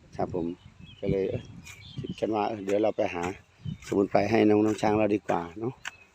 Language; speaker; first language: Thai; non-native, local second language; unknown